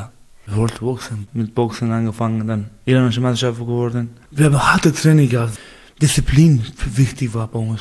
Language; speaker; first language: German; non-native, learner; Persian